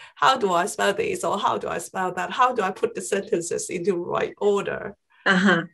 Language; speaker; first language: English; non-native, local second language; Cantonese